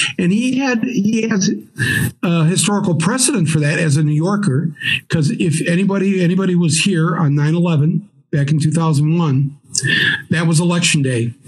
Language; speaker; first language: English; native; English